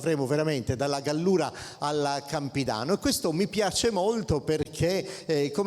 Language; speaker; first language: Italian; native; Italian